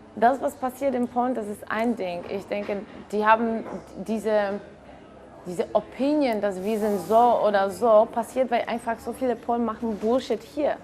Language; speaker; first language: German; non-native, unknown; Polish